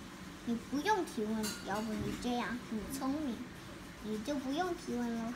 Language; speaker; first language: Chinese; early bilingual, heritage; Chinese